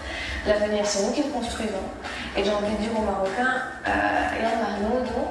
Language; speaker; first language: French; non-native, local second language; Arabic